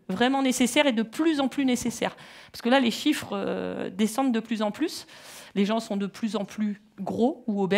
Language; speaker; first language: French; native; French